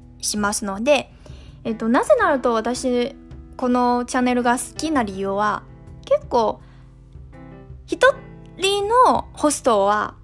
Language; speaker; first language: Japanese; non-native, fluent; Chinese